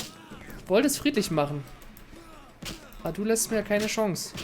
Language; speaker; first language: German; native; German